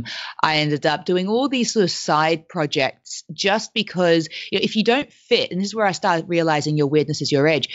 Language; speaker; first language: English; non-native, local second language; French